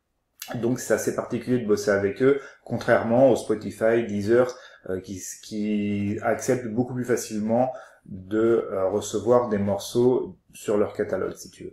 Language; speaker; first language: French; native; French